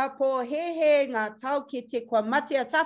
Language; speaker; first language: Māori; non-native, local second language; English